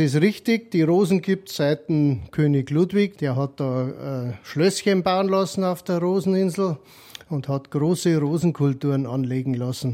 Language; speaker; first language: German; native; German